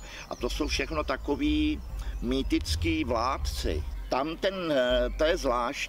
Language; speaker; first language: Czech; native; Czech